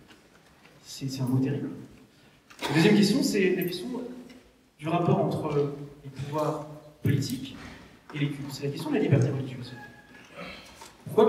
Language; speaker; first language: French; native; French